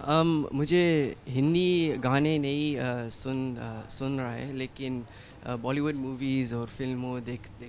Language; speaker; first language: Hindi; early bilingual, heritage; Hindi